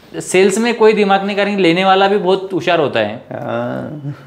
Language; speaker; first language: Hindi; non-native, local second language; Marathi